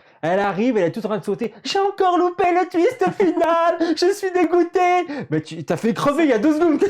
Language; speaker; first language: French; native; French